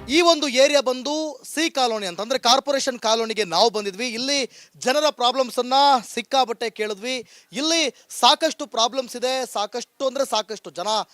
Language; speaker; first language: Kannada; native; Kannada